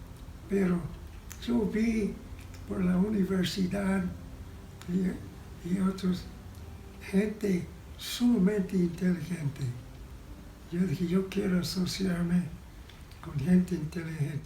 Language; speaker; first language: Spanish; non-native, fluent; English